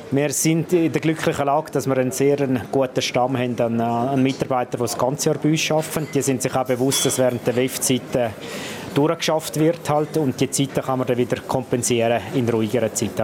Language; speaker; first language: German; native; German